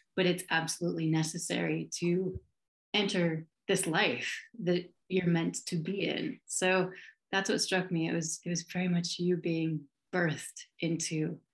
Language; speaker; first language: English; native; English